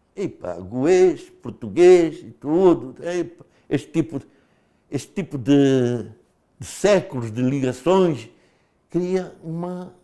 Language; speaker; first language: Portuguese; native; Portuguese